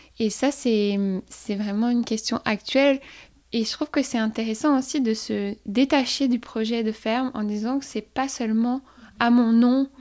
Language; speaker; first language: French; native; French